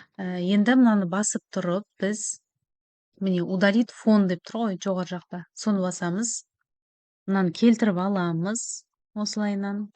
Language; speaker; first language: Kazakh; native; Kazakh